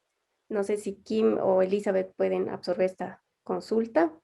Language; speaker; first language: Spanish; native; Spanish